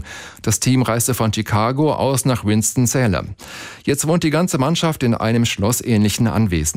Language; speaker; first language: German; native; German